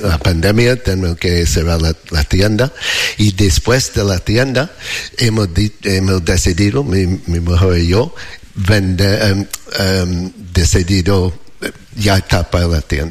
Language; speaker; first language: Spanish; non-native, learner; English